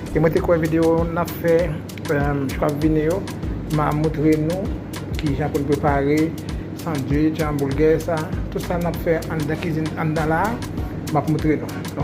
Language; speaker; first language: French; non-native, learner; Haitian Creole